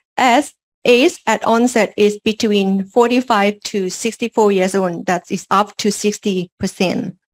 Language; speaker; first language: English; non-native, learner; Lao